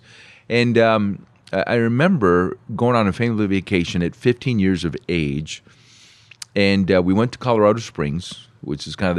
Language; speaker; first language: English; early bilingual, other home language; Spanish